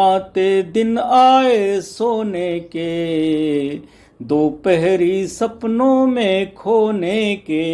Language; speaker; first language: Hindi; native; Hindi